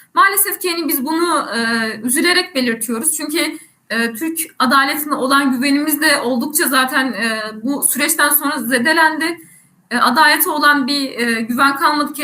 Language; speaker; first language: Turkish; native; Turkish